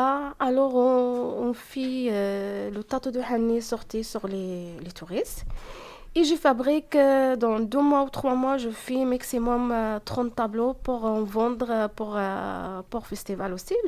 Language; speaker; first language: French; non-native, learner; Arabic